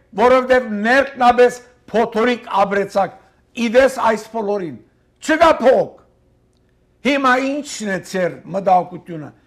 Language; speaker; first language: Armenian; early bilingual, heritage; Armenian